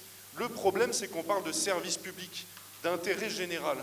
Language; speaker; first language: French; native; French